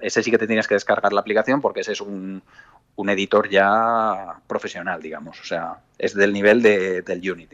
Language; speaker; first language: Spanish; native; Spanish